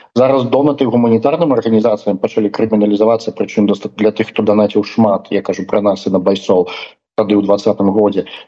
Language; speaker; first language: Belarusian; non-native, local second language; Russian